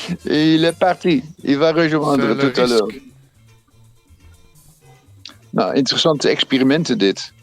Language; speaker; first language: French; non-native, fluent; Dutch